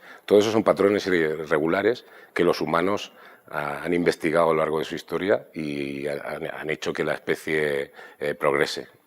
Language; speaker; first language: Spanish; native; Spanish